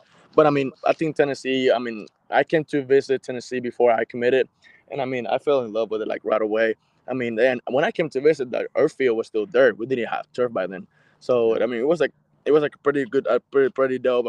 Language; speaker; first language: English; non-native, fluent; Spanish